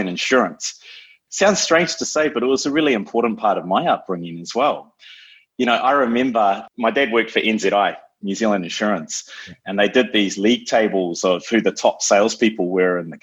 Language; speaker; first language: English; native; English